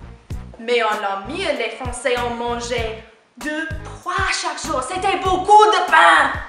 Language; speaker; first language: French; non-native, learner; English